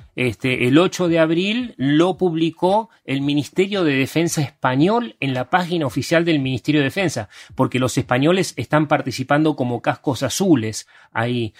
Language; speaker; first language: Spanish; early bilingual, other home language; Hungarian